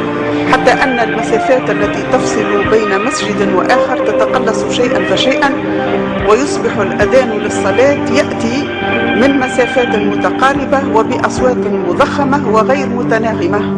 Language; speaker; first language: Arabic; native; Arabic